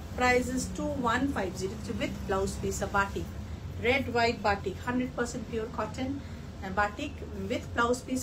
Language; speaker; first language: English; non-native, local second language; Bangla